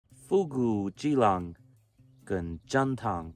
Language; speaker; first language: Chinese; non-native, fluent; English